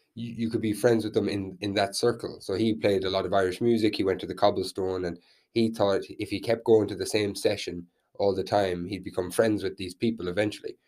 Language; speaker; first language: English; native; English